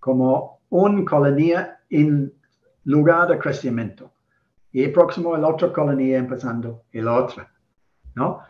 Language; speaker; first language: Spanish; non-native, learner; English